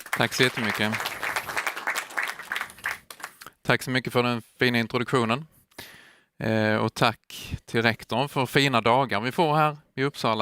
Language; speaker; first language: Swedish; native; Swedish